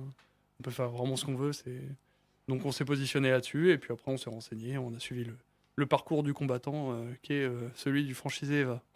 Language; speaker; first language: French; native; French